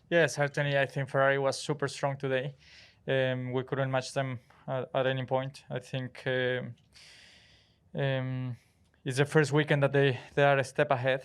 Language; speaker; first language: English; non-native, fluent; Spanish